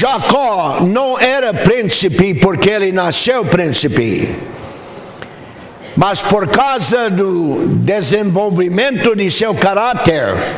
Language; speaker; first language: Portuguese; non-native, fluent; English